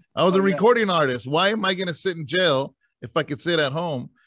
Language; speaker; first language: English; native; English